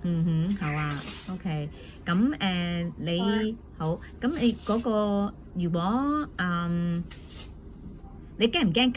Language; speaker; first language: Cantonese; native; Cantonese